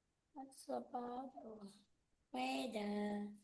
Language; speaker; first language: English; non-native, learner; Vietnamese